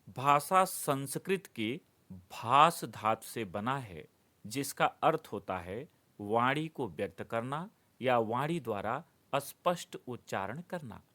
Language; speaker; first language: Hindi; native; Hindi